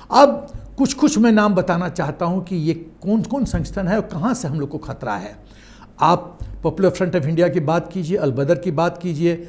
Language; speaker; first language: Hindi; native; Hindi